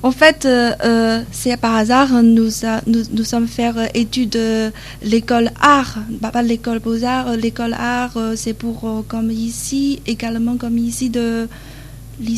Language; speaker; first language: French; non-native, learner; Chinese